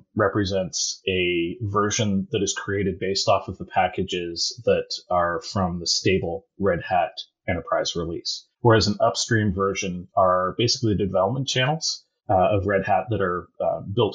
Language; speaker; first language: English; native; English